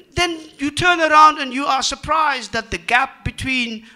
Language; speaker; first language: English; non-native, local second language; Afrikaans